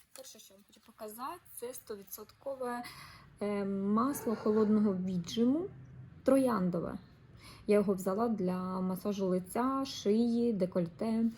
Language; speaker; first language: Ukrainian; non-native, local second language; Russian